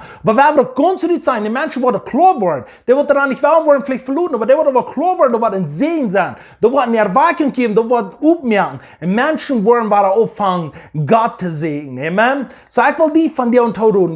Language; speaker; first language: German; non-native, learner; English